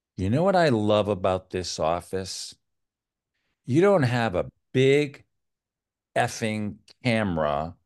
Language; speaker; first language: English; native; English